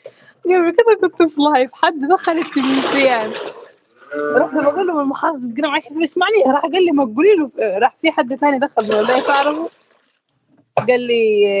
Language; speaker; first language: Arabic; native; Arabic